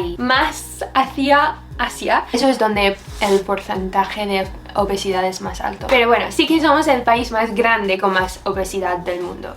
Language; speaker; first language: Spanish; non-native, fluent; English